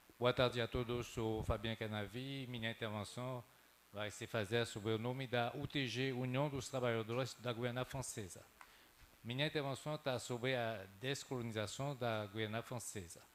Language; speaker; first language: Portuguese; non-native, fluent; French